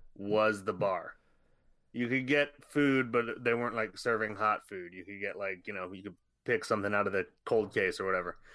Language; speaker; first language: English; native; English